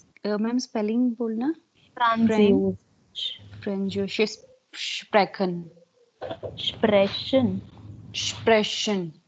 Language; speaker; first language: German; non-native, learner; Hindi